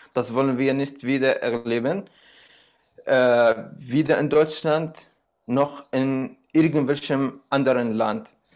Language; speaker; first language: German; non-native, fluent; Arabic